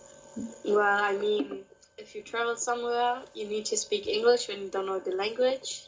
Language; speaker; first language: English; non-native, learner; Kurdish